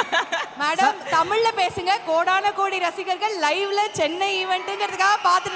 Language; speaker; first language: Tamil; native; Tamil